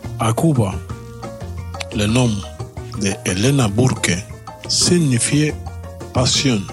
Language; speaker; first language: French; non-native, learner; Spanish